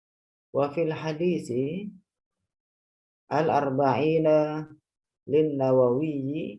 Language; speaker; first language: Arabic; non-native, fluent; Indonesian